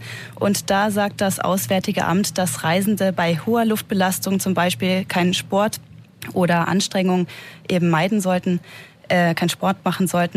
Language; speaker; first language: German; native; German